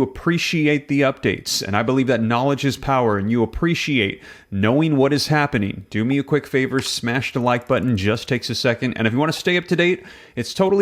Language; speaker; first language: English; native; English